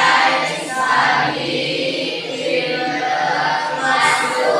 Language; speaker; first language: English; non-native, learner; Indonesian